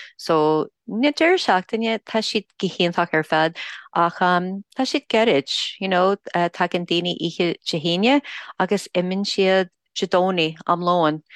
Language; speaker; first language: Irish; non-native, fluent; English